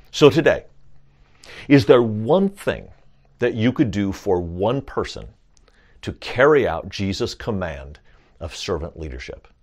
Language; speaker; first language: English; native; English